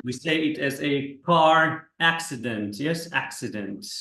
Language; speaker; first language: English; non-native, fluent; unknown